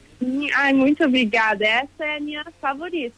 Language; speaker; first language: Portuguese; early bilingual, heritage; Portuguese